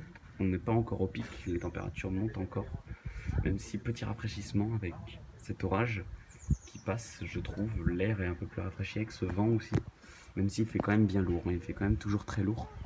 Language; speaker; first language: French; native; French